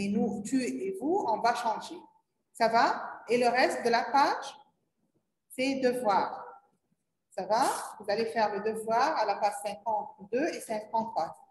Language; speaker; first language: French; non-native, learner; Arabic